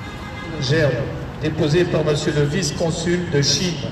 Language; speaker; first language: French; native; French